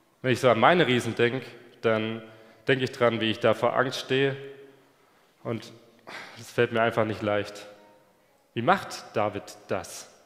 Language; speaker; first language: German; native; German